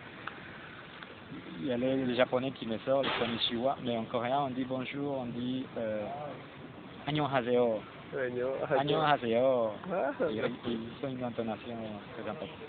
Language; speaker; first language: French; non-native, fluent; Spanish